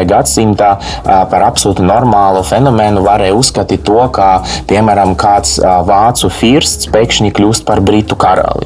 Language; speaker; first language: Latvian; non-native, local second language; Russian